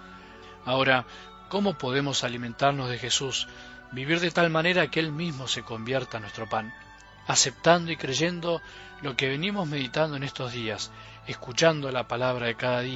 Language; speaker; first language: Spanish; native; Spanish